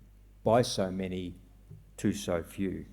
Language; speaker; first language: English; native; English